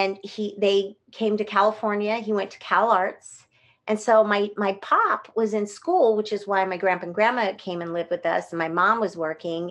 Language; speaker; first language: English; native; English